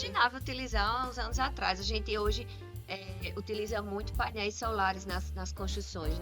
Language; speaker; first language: Portuguese; native; Portuguese